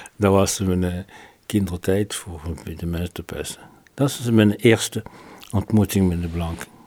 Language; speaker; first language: Dutch; non-native, fluent; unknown